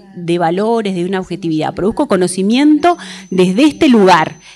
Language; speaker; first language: Spanish; native; Spanish